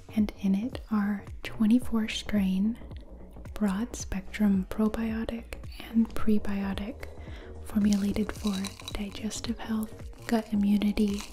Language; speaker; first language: English; native; English